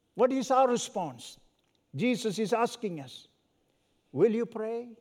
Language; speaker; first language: English; non-native, local second language; Malayalam